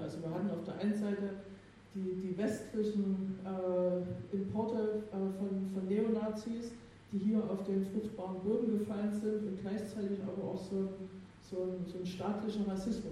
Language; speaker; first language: German; native; German